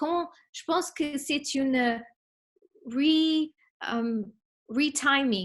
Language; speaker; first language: French; non-native, fluent; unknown